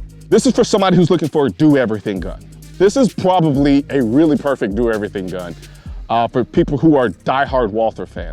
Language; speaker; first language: English; native; English